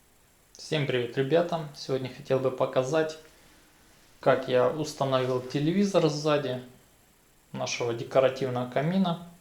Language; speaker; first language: Russian; native; Russian